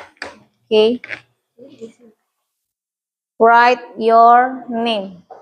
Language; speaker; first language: English; non-native, learner; Indonesian